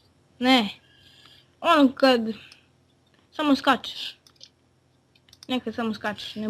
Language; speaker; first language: Bosnian; native; Bosnian